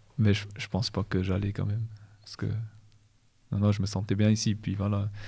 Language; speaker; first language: French; non-native, local second language; German